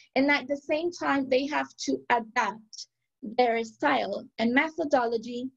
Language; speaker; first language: English; non-native, fluent; Spanish